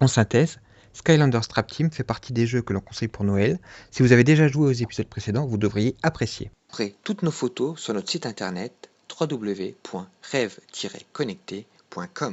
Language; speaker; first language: French; native; French